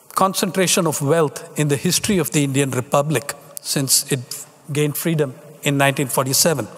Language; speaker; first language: English; non-native, local second language; Tamil